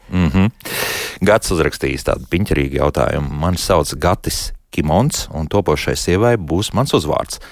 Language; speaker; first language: Latvian; native; Latvian